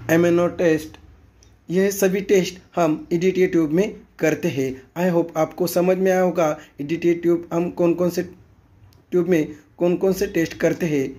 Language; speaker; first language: Hindi; non-native, local second language; Marathi